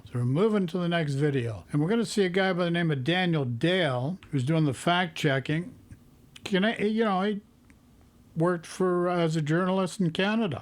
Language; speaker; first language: English; native; English